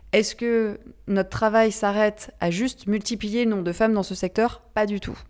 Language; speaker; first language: French; native; French